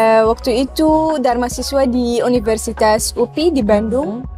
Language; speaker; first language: Indonesian; non-native, learner; Arabic